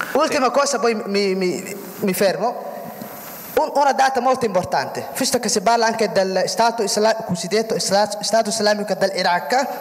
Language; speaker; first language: Italian; non-native, fluent; Somali